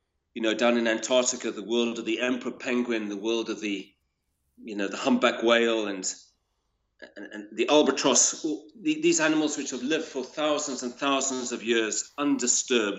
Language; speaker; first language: English; native; English